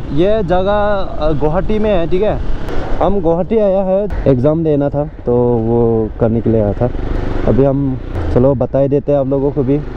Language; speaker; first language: Hindi; non-native, local second language; Garo